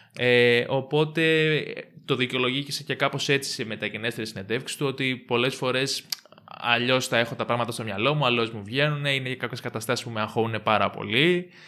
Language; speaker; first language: Greek; native; Greek